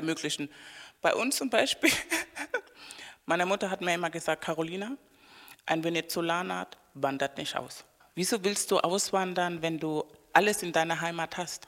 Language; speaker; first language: German; non-native, fluent; Spanish